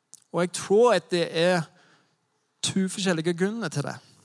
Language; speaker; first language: Norwegian; non-native, fluent; English